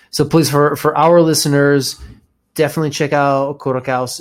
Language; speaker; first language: English; native; English